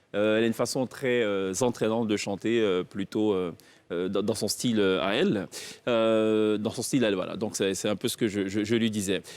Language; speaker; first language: French; native; French